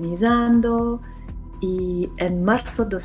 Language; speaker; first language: Spanish; non-native, fluent; French